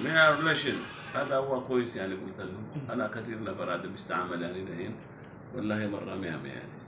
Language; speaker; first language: Arabic; non-native, learner; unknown